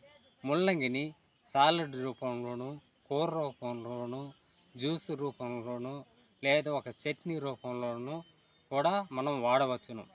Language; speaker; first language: Telugu; native; Telugu